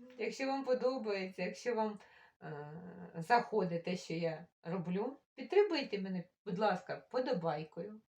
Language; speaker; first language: Ukrainian; non-native, local second language; Russian